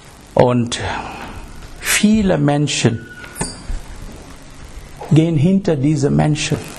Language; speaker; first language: German; non-native, fluent; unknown